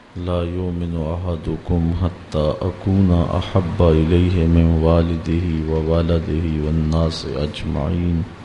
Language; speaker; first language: Urdu; native; Urdu